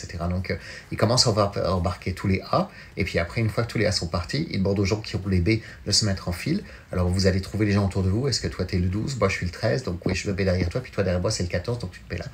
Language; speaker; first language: French; native; French